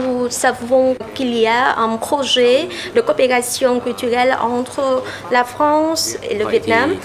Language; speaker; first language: French; non-native, fluent; Vietnamese